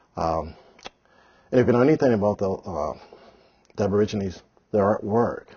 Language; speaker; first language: English; native; English